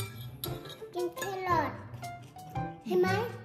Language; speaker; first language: German; early bilingual, other home language; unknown